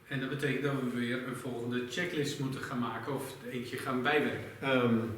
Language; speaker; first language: Dutch; native; Dutch